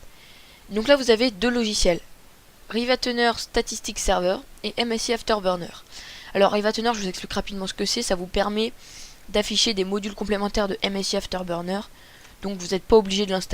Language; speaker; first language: French; native; French